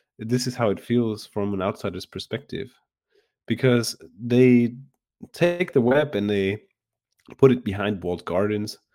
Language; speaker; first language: English; non-native, fluent; German